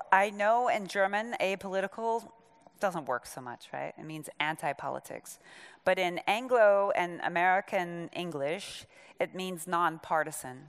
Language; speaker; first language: English; native; English